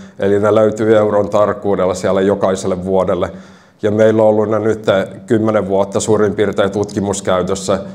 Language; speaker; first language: Finnish; native; Finnish